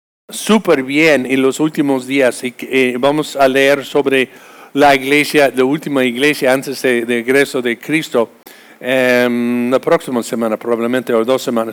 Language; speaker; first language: Spanish; non-native, fluent; English